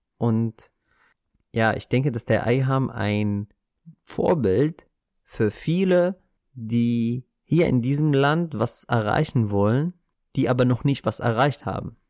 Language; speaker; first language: German; non-native, fluent; Arabic